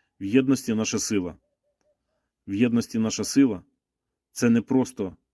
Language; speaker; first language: Ukrainian; native; Ukrainian